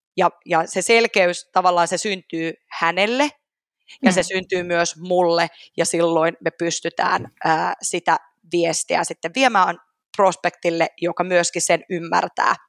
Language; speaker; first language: Finnish; native; Finnish